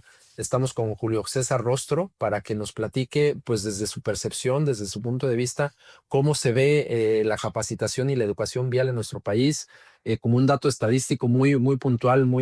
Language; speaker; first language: Spanish; native; Spanish